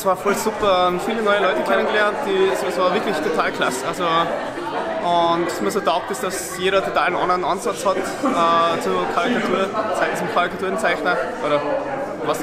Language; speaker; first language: German; native; German